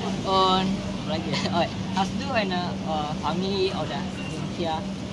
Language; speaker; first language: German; non-native, learner; Indonesian